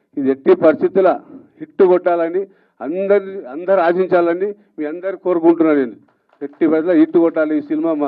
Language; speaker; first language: Telugu; native; Telugu